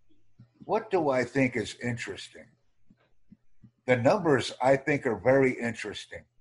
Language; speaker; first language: English; non-native, fluent; Romanian